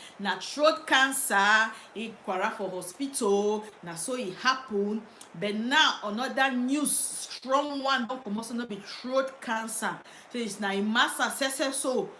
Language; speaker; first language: Nigerian Pidgin; native; Nigerian Pidgin